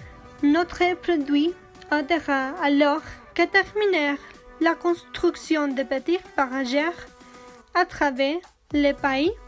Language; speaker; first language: French; non-native, learner; Spanish